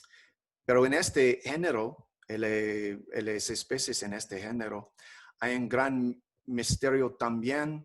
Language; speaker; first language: Spanish; non-native, fluent; English